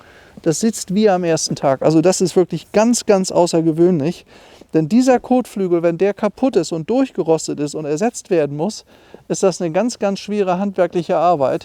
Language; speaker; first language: German; native; German